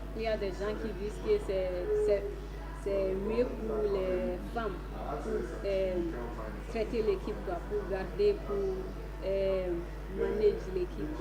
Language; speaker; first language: French; non-native, learner; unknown